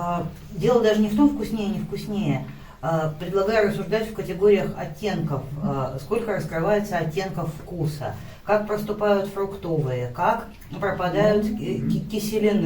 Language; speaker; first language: Russian; native; Russian